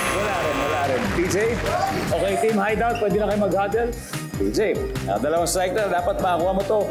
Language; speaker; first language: Filipino; native; Filipino